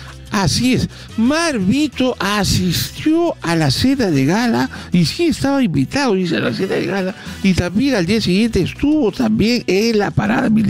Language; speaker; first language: Spanish; native; Spanish